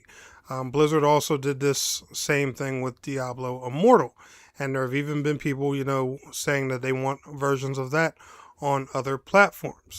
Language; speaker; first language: English; native; English